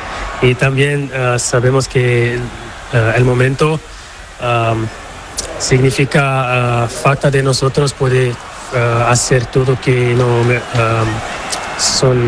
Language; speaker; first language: Spanish; non-native, learner; Portuguese